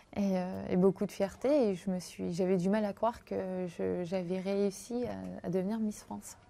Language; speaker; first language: French; native; French